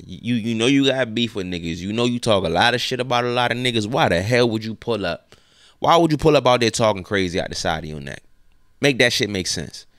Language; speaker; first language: English; native; English